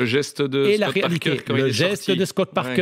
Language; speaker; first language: French; native; French